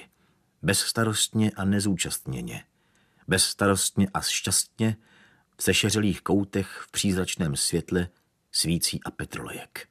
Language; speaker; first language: Czech; native; Czech